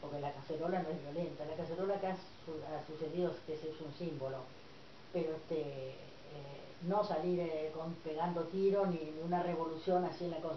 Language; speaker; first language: Spanish; native; Spanish